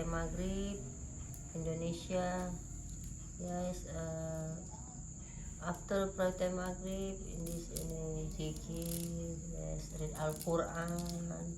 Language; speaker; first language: English; non-native, learner; Indonesian